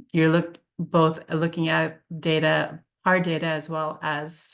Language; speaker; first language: English; early bilingual, other home language; Korean